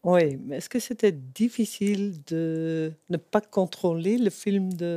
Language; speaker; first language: French; non-native, fluent; Dutch